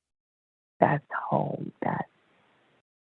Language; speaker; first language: English; native; English